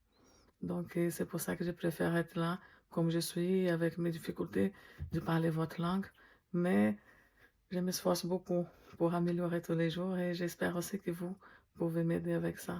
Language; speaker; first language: French; non-native, fluent; Portuguese